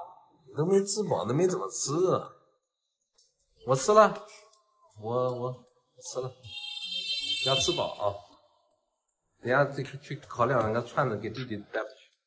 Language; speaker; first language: Chinese; native; Chinese